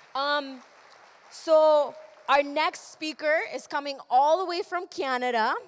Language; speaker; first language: English; early bilingual, other home language; Spanish